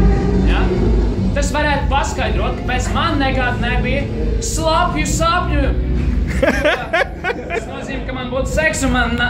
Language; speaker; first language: Latvian; non-native, local second language; Russian